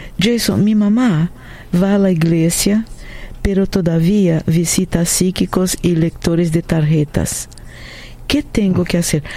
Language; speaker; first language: Spanish; non-native, fluent; Portuguese